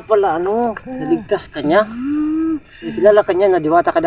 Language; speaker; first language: Filipino; non-native, local second language; Cebuano